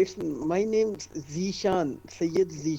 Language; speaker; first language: English; non-native, local second language; Hindi